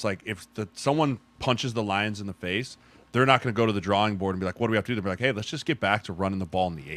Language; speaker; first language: English; native; English